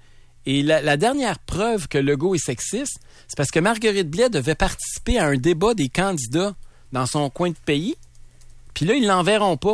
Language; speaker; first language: French; native; French